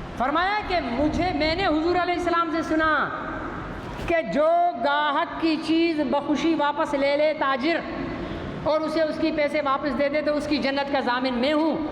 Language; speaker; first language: Urdu; non-native, local second language; Sindhi